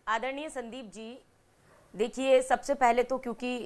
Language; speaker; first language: Hindi; native; Hindi